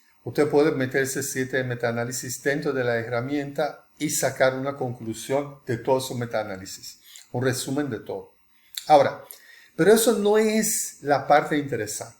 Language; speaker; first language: Spanish; non-native, fluent; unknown